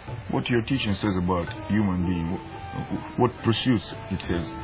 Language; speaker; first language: English; non-native, learner; Russian